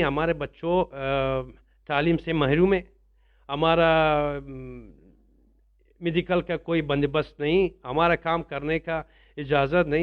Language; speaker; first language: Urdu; non-native, learner; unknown